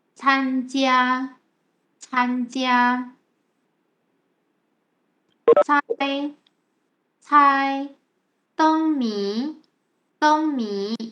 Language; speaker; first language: Chinese; non-native, fluent; Malay